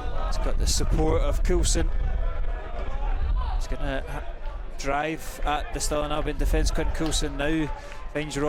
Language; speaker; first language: English; native; English